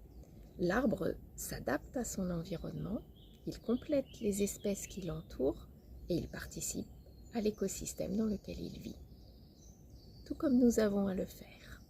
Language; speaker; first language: French; native; French